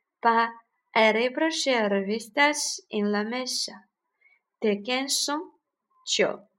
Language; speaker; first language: Spanish; non-native, learner; Chinese